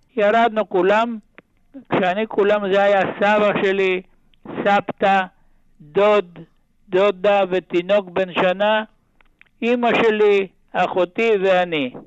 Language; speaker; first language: Hebrew; non-native, fluent; Ladino